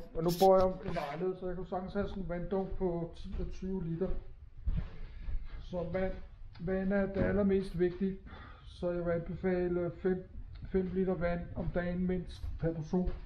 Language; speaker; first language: Danish; non-native, fluent; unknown